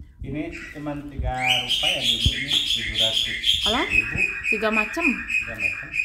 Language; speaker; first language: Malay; non-native, local second language; Sundanese